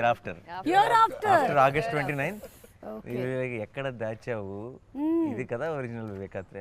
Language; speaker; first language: Telugu; native; Telugu